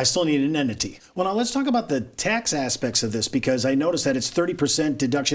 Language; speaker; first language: English; native; English